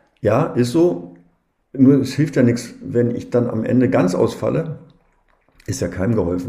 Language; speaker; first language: German; native; German